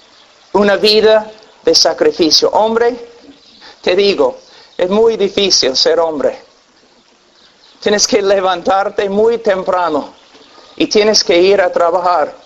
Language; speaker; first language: Spanish; non-native, fluent; English